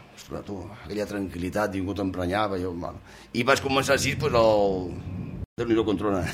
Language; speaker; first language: Catalan; native; Catalan